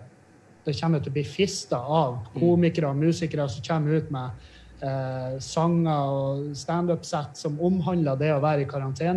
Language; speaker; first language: Norwegian; native; Norwegian